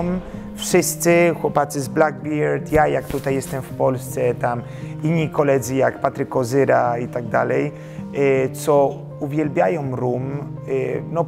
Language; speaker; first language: Polish; early bilingual, heritage; Polish